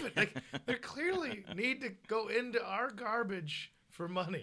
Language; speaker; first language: English; native; English